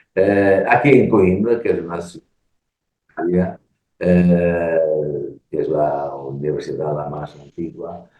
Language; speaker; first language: Spanish; non-native, learner; Portuguese